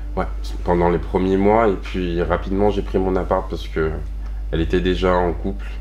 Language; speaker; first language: French; native; French